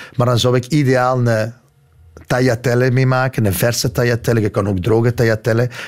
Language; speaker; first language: Dutch; native; Dutch